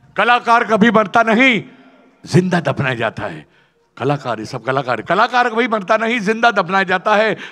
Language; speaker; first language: Hindi; non-native, local second language; Marathi